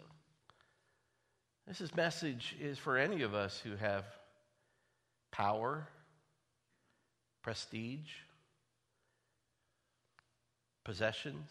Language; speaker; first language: English; native; English